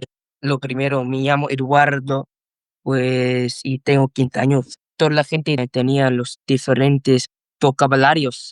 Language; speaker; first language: Spanish; non-native, learner; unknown